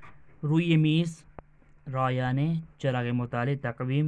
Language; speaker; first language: Persian; non-native, fluent; Urdu